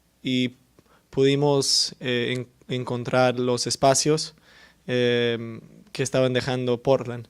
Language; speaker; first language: Spanish; early bilingual, heritage; English